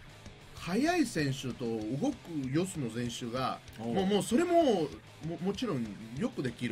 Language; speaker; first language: Japanese; non-native, learner; Spanish